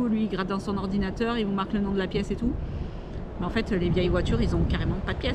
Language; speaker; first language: French; native; French